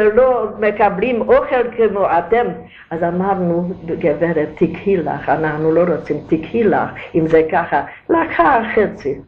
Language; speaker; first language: Hebrew; non-native, learner; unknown